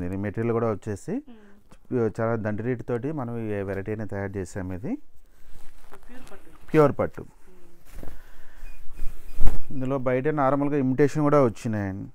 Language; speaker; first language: Telugu; native; Telugu